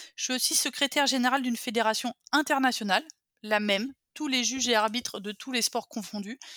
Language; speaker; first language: French; native; French